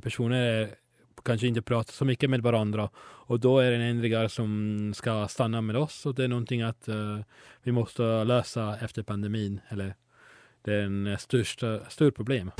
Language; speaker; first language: Swedish; non-native, learner; Italian